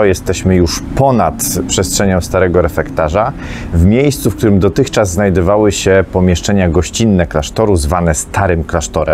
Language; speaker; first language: Polish; native; Polish